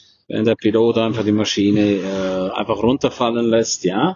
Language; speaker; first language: German; native; German